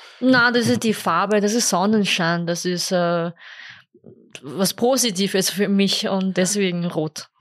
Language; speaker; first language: German; non-native, fluent; Chinese